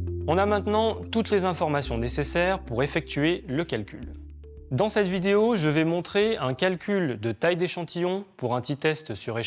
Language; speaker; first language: French; native; French